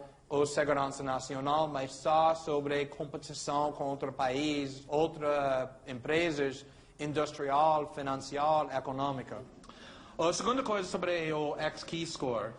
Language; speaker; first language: Portuguese; non-native, fluent; English